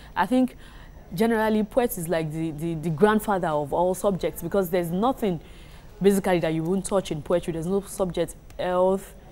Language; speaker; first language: English; non-native, local second language; Yoruba